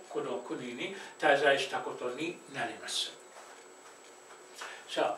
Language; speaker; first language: Japanese; non-native, fluent; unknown